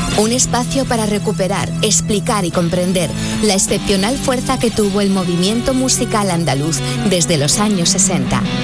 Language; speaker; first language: Spanish; native; Spanish